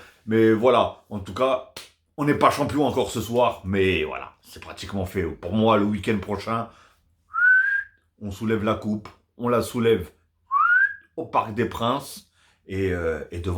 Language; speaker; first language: French; native; French